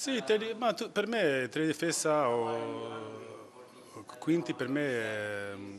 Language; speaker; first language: Italian; non-native, learner; Dutch